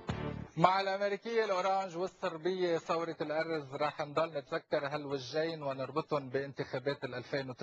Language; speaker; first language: Arabic; native; Arabic